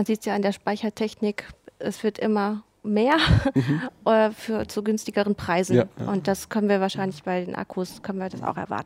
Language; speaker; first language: German; native; German